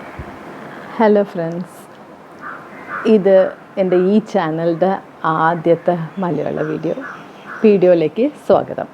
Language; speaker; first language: Malayalam; early bilingual, heritage; Tamil